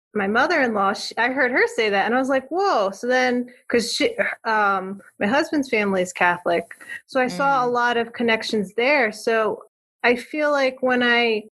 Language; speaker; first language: English; native; English